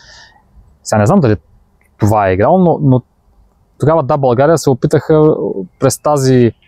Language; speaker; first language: Bulgarian; native; Bulgarian